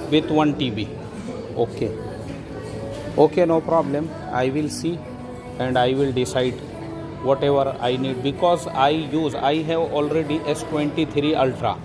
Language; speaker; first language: English; non-native, local second language; Hindi